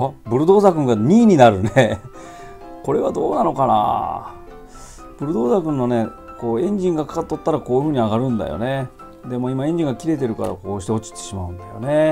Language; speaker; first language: Japanese; native; Japanese